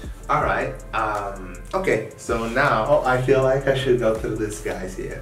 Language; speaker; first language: English; non-native, fluent; Portuguese